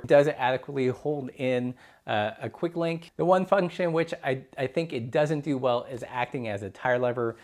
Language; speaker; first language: English; native; English